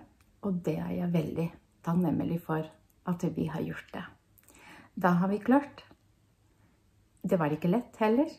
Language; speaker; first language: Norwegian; non-native, learner; Spanish